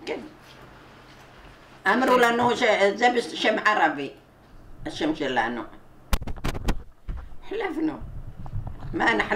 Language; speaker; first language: Hebrew; non-native, learner; Arabic